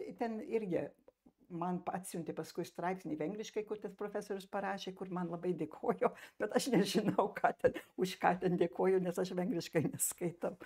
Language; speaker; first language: Lithuanian; early bilingual, heritage; Lithuanian